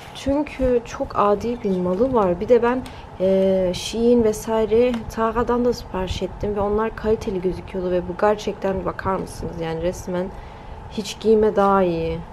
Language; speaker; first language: Turkish; early bilingual, heritage; Turkish